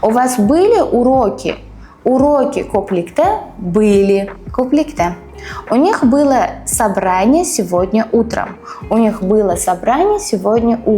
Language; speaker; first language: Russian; non-native, fluent; Uzbek